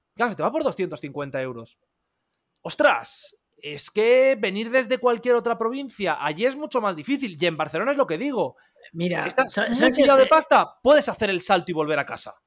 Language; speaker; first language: Spanish; native; Spanish